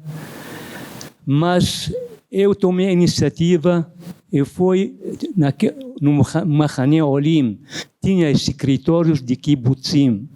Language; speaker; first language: Portuguese; non-native, fluent; Arabic